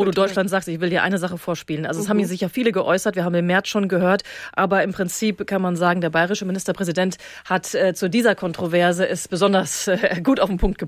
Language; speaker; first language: German; native; German